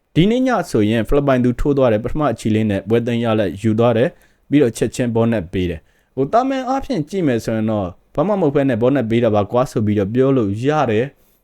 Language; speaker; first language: Burmese; native; Burmese